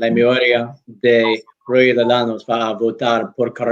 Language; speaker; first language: Spanish; non-native, learner; English